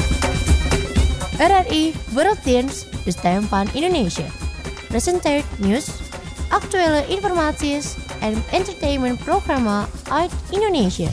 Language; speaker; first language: Dutch; non-native, fluent; Indonesian